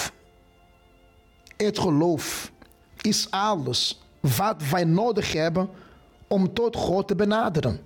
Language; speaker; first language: Dutch; non-native, fluent; Portuguese